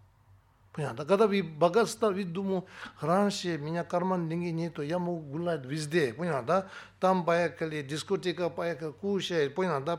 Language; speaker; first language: Russian; non-native, learner; Tibetan